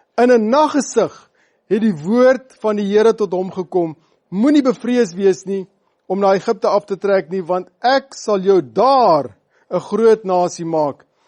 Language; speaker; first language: Afrikaans; non-native, local second language; English